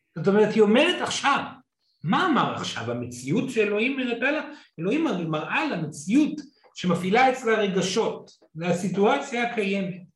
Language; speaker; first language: Hebrew; non-native, fluent; English